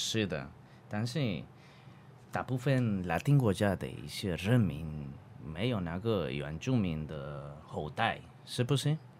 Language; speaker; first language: Chinese; non-native, learner; Spanish